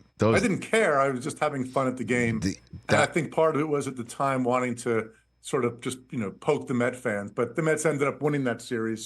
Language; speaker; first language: English; native; English